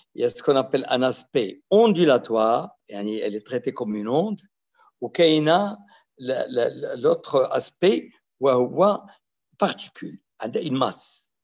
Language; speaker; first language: French; non-native, local second language; Arabic